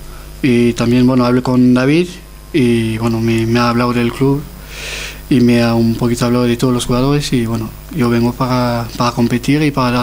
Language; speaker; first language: Spanish; non-native, fluent; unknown